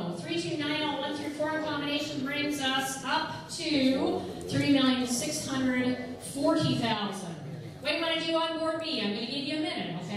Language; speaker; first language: English; native; English